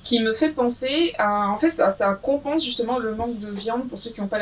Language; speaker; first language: French; native; French